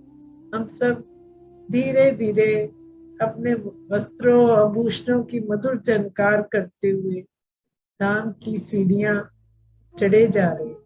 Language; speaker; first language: Hindi; native; Hindi